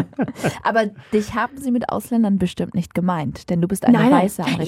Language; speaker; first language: German; native; German